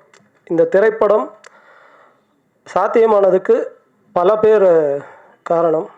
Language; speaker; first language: Tamil; native; Tamil